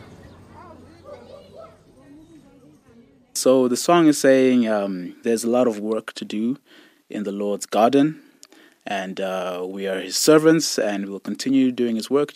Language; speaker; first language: English; non-native, local second language; Shona